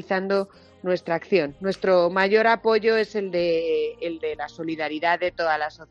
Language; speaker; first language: Spanish; native; Spanish